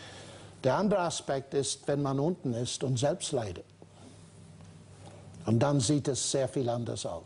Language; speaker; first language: German; non-native, fluent; English